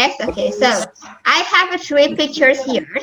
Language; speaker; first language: English; non-native, fluent; Indonesian